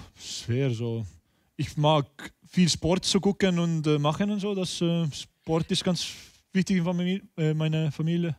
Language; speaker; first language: German; non-native, learner; Estonian